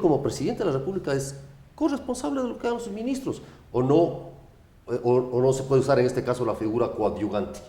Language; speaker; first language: Spanish; native; Spanish